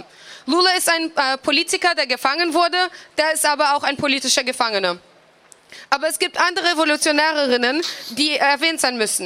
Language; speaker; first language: German; non-native, fluent; Portuguese